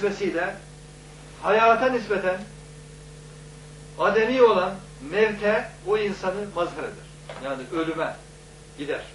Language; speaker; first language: Turkish; native; Turkish